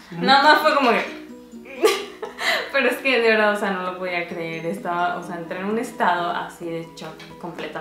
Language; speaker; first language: Spanish; native; Spanish